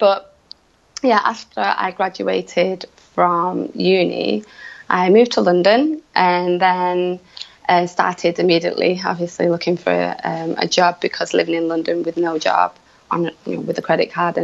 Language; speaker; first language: English; native; English